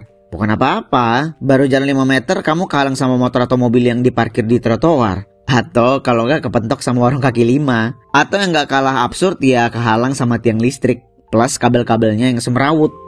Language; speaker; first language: Indonesian; native; Indonesian